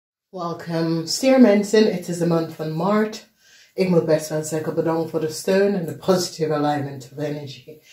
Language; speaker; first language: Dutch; non-native, fluent; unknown